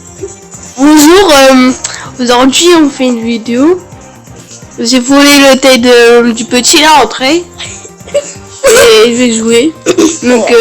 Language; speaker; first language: French; early bilingual, other home language; Romanian